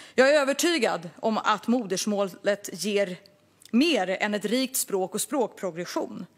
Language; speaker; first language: Swedish; non-native, local second language; Kurdish